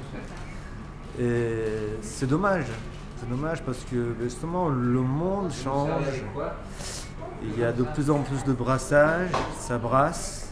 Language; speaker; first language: French; early bilingual, other home language; Persian